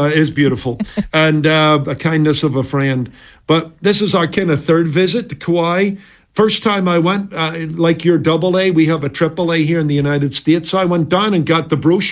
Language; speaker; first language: English; native; English